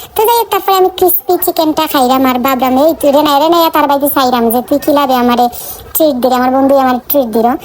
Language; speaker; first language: Bangla; non-native, local second language; Sylheti